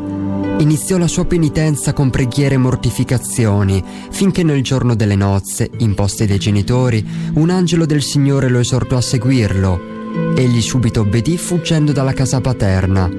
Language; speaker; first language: Italian; native; Italian